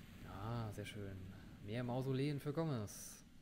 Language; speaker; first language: German; native; German